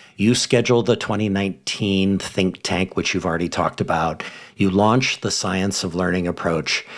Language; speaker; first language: English; native; English